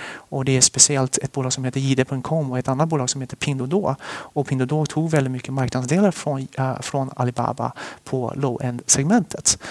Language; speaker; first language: Swedish; early bilingual, other home language; Chinese